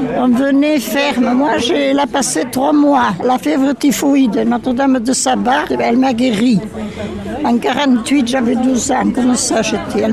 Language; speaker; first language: French; native; French